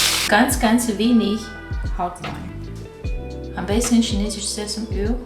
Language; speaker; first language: German; non-native, learner; Chinese